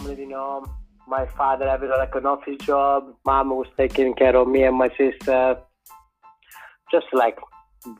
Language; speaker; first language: English; non-native, fluent; Italian